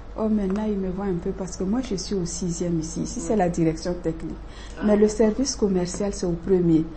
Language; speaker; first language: French; non-native, local second language; Bambara